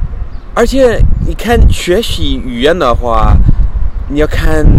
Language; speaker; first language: Chinese; non-native, fluent; English